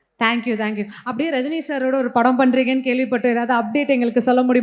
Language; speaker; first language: Tamil; native; Tamil